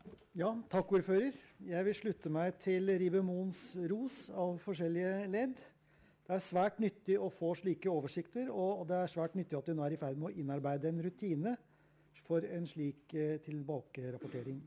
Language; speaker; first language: Norwegian; native; Norwegian